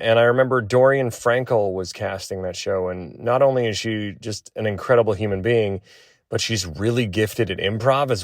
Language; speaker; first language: English; native; English